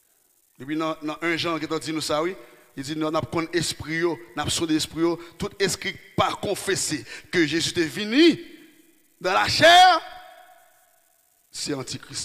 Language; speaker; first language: French; non-native, local second language; Haitian Creole